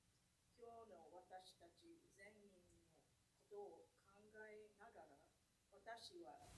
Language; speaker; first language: Japanese; early bilingual, heritage; Japanese